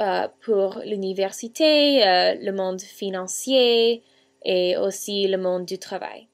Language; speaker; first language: French; non-native, learner; English